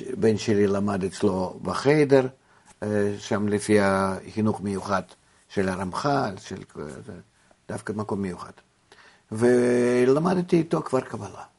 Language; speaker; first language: Hebrew; non-native, fluent; Russian